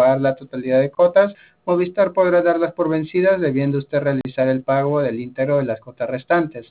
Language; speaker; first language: Spanish; native; Spanish